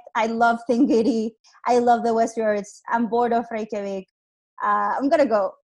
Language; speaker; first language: English; non-native, fluent; Spanish